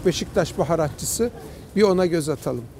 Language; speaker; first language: Turkish; native; Turkish